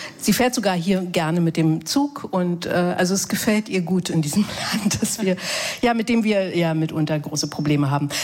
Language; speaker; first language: German; native; German